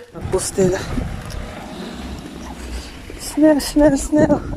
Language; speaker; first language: Dutch; non-native, learner; French